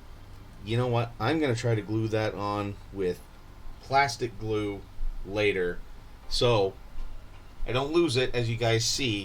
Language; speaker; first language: English; native; English